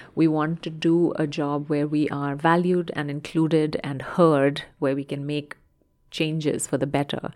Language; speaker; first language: English; non-native, local second language; Hindi